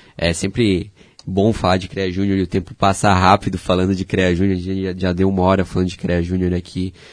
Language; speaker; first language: Portuguese; native; Portuguese